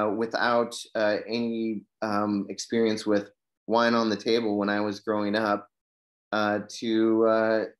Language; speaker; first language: English; native; English